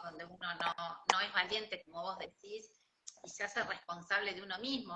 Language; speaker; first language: Spanish; native; Spanish